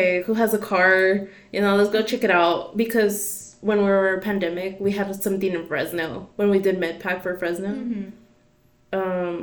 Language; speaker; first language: English; early bilingual, other home language; Spanish